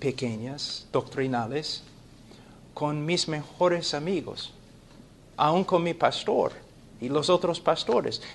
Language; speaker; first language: Spanish; non-native, fluent; English